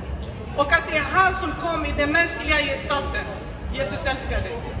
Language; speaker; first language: Swedish; non-native, fluent; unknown